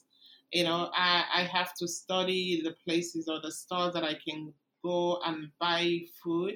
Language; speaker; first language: English; non-native, local second language; Igbo